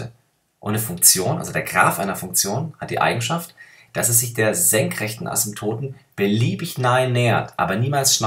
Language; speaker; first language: German; native; German